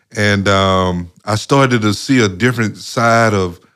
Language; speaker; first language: English; native; English